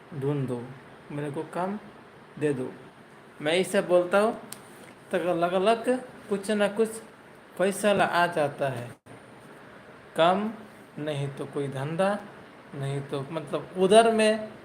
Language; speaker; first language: Hindi; non-native, learner; Bangla